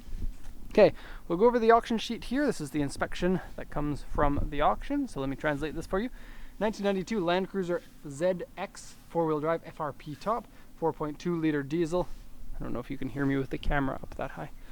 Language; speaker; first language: English; native; English